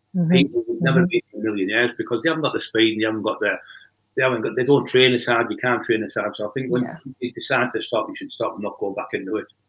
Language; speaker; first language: English; native; English